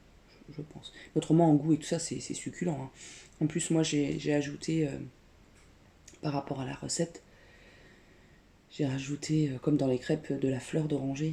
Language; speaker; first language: French; native; French